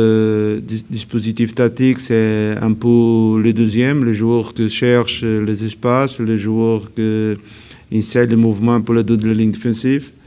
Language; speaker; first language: French; non-native, learner; Portuguese